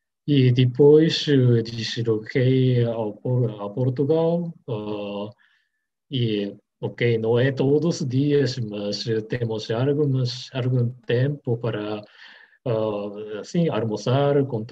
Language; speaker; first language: Portuguese; non-native, learner; Japanese